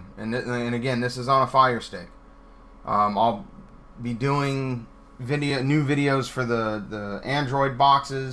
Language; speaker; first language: English; native; English